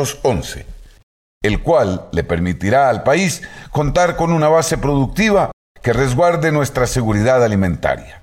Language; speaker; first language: Spanish; native; Spanish